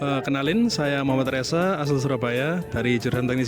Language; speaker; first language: Indonesian; native; Indonesian